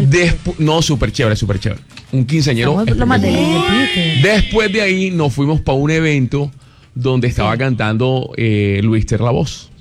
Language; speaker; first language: Spanish; native; Spanish